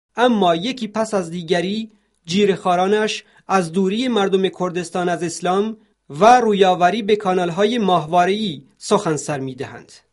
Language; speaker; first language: Persian; non-native, local second language; Central Kurdish